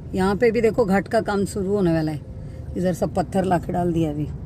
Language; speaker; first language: Hindi; non-native, local second language; Marathi